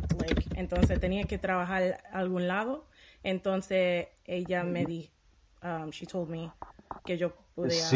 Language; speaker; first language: Spanish; early bilingual, heritage; Spanish